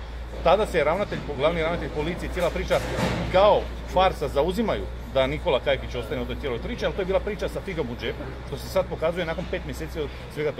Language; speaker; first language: Croatian; native; Croatian